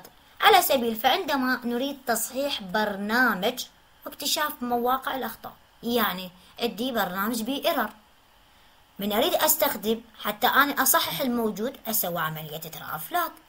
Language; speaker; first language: Arabic; native; Arabic